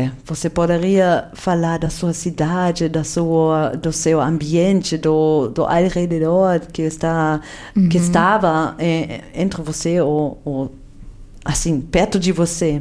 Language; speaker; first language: Portuguese; non-native, fluent; German